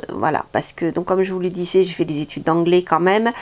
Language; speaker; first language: French; native; French